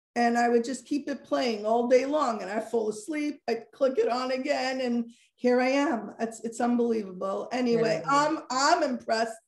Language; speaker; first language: English; native; English